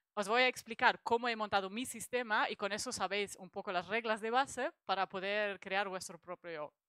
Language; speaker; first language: Spanish; non-native, fluent; German